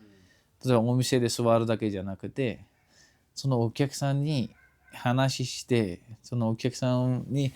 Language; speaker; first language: Japanese; non-native, fluent; Kashmiri